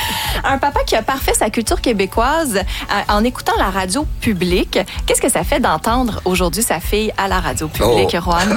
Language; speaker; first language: French; native; French